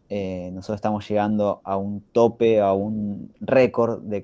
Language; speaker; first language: Spanish; native; Spanish